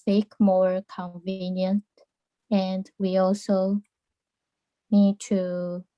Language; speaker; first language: English; non-native, learner; Chinese